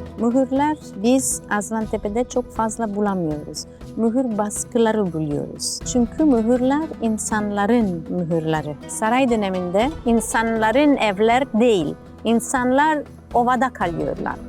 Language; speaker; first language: Turkish; non-native, learner; Italian